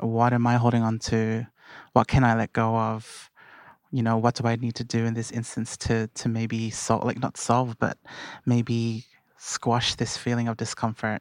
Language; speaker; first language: English; native; English